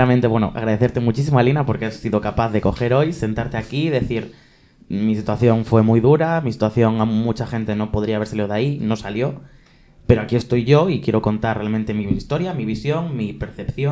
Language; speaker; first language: Spanish; native; Spanish